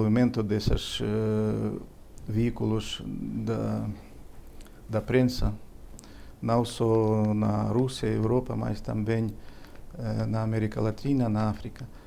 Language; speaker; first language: Portuguese; non-native, fluent; Ukrainian